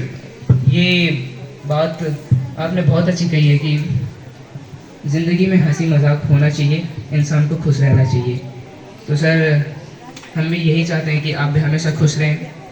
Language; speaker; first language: Hindi; native; Hindi